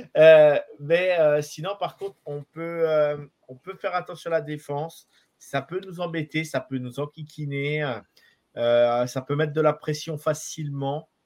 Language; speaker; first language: French; native; French